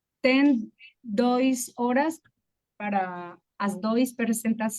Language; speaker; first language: Portuguese; non-native, fluent; Spanish